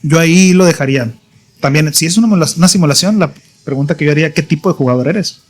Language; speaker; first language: Spanish; native; Spanish